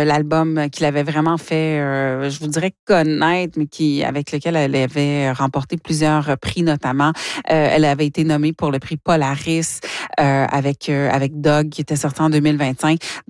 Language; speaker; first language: French; native; French